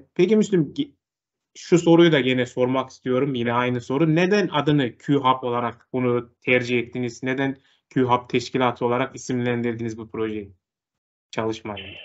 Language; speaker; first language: Turkish; native; Turkish